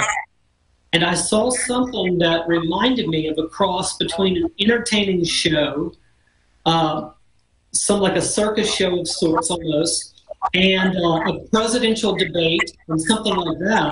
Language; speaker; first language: English; native; English